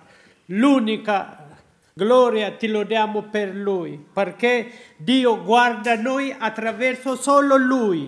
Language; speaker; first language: Italian; non-native, learner; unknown